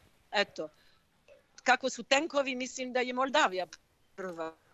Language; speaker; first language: Croatian; non-native, fluent; French